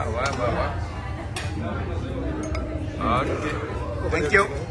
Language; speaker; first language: English; non-native, learner; French